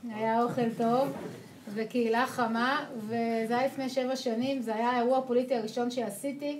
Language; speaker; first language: Hebrew; native; Hebrew